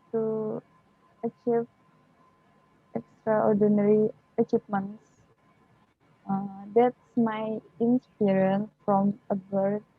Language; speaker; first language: English; non-native, learner; Indonesian